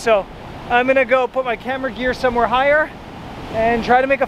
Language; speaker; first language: English; native; English